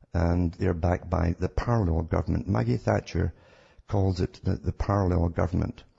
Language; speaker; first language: English; native; English